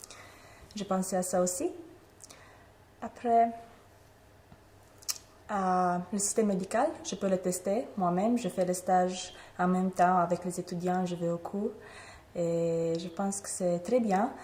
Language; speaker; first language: French; non-native, fluent; Romanian